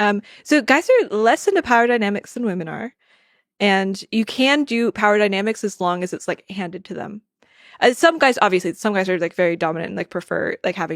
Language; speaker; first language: English; native; English